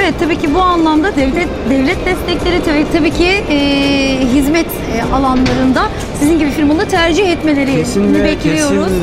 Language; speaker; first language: Turkish; native; Turkish